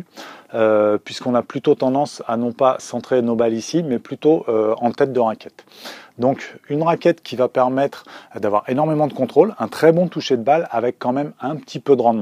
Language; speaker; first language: French; native; French